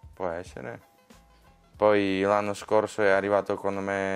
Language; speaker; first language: Italian; non-native, fluent; Slovak